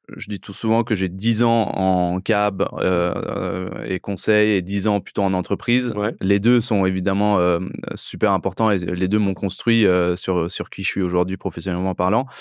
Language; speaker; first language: French; early bilingual, other home language; Persian